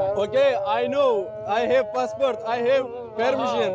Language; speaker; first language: English; non-native, learner; Turkish